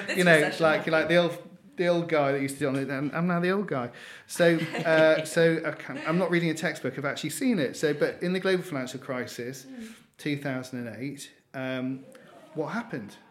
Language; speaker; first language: English; native; English